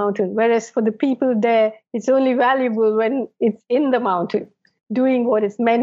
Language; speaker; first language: English; non-native, local second language; Malayalam